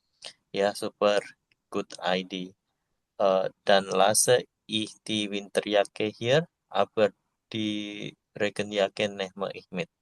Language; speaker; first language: German; non-native, learner; Indonesian